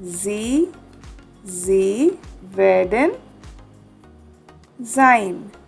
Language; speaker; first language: German; non-native, fluent; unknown